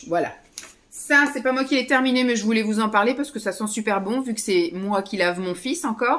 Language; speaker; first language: French; native; French